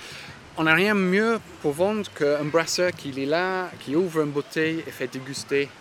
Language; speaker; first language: French; non-native, fluent; English